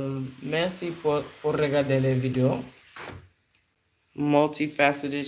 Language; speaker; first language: French; non-native, learner; English